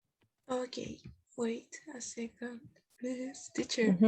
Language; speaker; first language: English; non-native, learner; Spanish